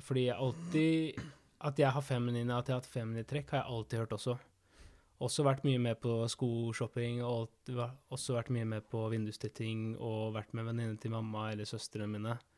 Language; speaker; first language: Norwegian; early bilingual, other home language; Spanish